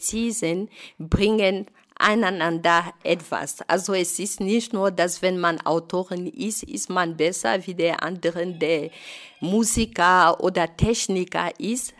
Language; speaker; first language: German; non-native, fluent; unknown